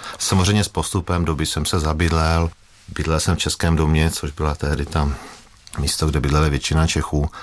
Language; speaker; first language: Czech; native; Czech